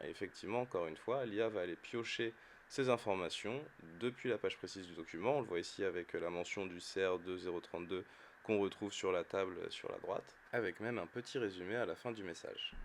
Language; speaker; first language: French; native; French